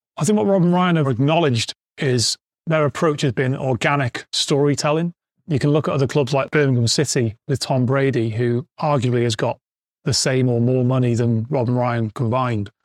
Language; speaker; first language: English; native; English